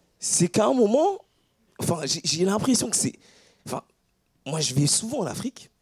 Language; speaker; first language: French; early bilingual, other home language; Ewe